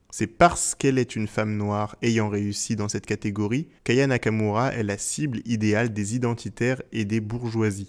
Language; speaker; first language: French; native; French